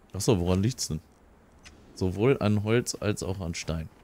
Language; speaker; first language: German; native; German